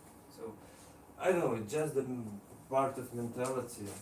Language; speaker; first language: English; non-native, learner; Russian